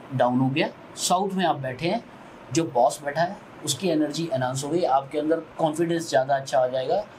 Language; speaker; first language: Hindi; native; Hindi